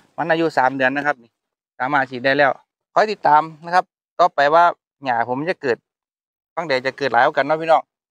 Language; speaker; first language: Thai; native; Thai